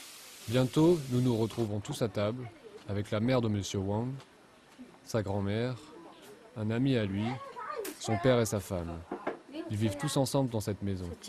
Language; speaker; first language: French; native; French